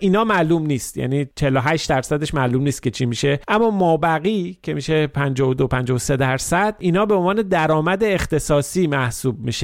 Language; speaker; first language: Persian; native; Persian